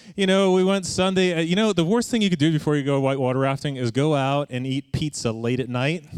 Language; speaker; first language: English; native; English